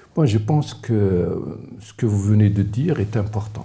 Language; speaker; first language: French; non-native, local second language; Arabic